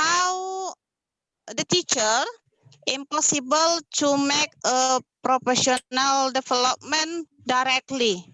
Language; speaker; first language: English; non-native, learner; Indonesian